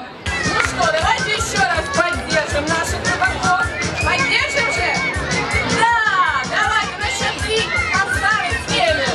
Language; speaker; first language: Russian; native; Russian